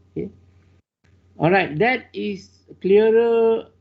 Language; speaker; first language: English; non-native, local second language; Malay